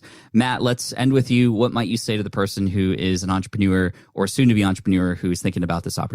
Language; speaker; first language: English; native; English